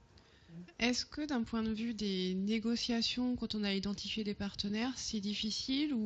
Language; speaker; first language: French; native; French